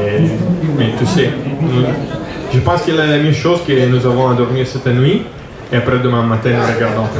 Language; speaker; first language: French; non-native, learner; Italian